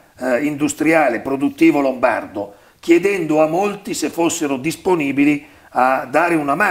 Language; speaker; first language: Italian; native; Italian